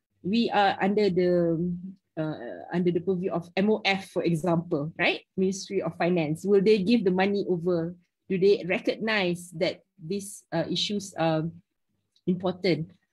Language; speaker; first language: English; non-native, local second language; Malay